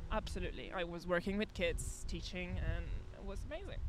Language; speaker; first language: English; non-native, fluent; Italian